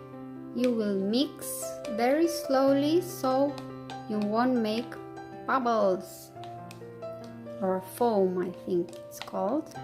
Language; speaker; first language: English; non-native, fluent; Romanian